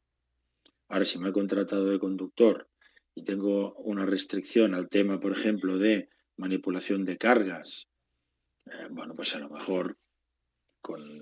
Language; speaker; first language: Spanish; native; Spanish